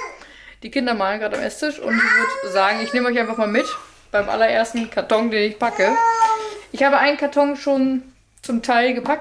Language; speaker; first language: German; native; German